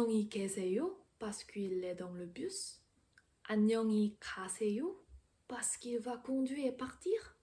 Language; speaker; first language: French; non-native, fluent; Korean